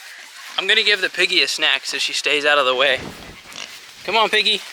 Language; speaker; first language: English; native; English